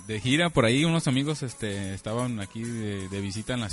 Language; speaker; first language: Spanish; native; Spanish